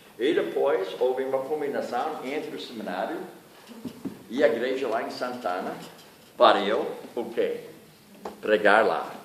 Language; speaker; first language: Portuguese; non-native, fluent; English